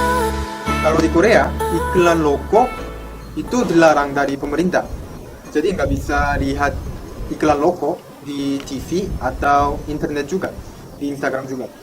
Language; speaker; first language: Indonesian; non-native, fluent; Korean